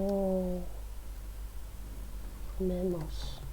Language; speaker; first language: Russian; non-native, learner; English